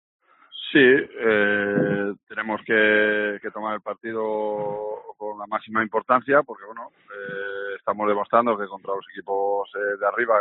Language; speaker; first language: Spanish; native; Spanish